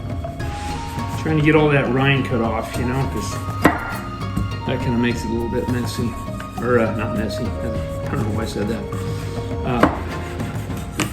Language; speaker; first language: English; native; English